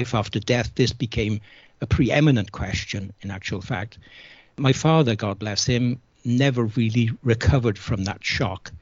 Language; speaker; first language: English; native; English